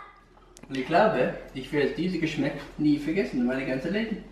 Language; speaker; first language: German; non-native, fluent; English